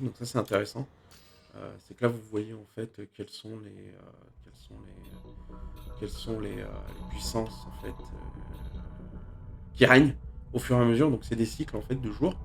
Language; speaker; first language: French; native; French